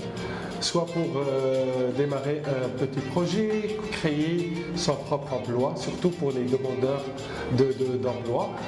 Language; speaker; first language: French; non-native, local second language; Arabic